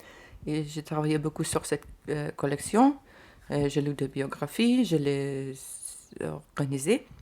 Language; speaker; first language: French; non-native, learner; Lithuanian